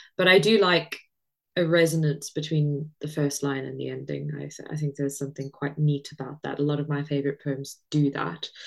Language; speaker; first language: English; native; English